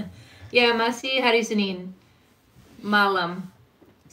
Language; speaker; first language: Indonesian; non-native, fluent; English